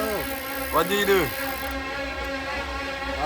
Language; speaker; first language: English; non-native, learner; French